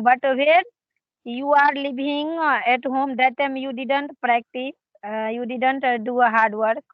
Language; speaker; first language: English; non-native, learner; Hindi